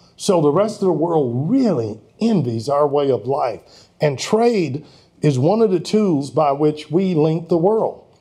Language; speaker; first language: English; native; English